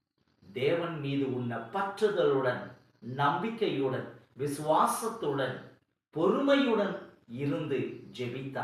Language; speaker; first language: Tamil; native; Tamil